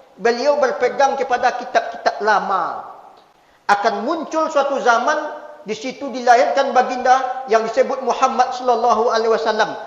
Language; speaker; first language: Malay; non-native, local second language; Minangkabau